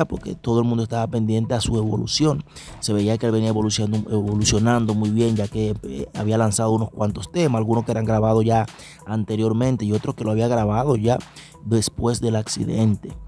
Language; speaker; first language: Spanish; native; Spanish